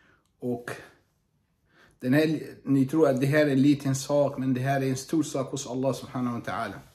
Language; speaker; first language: Swedish; non-native, fluent; Arabic